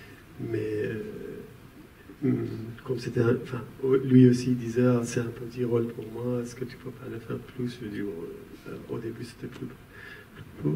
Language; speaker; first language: French; non-native, fluent; Persian